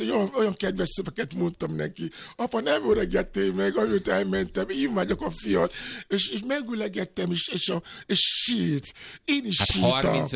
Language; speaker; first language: Hungarian; non-native, learner; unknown